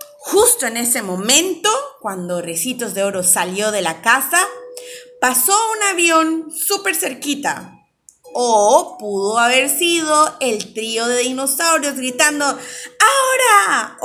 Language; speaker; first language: Spanish; native; Spanish